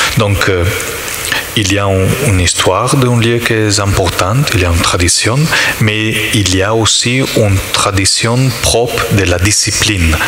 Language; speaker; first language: French; non-native, learner; Italian